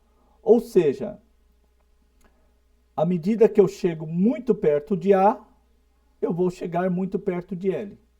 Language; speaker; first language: Portuguese; native; Portuguese